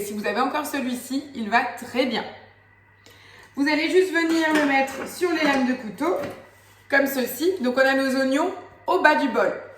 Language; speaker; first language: French; native; French